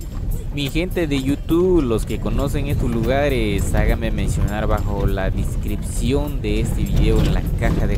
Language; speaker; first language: Spanish; native; Spanish